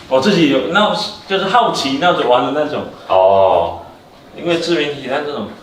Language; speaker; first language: Chinese; native; Chinese